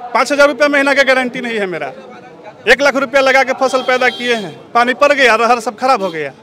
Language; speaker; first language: Hindi; native; Hindi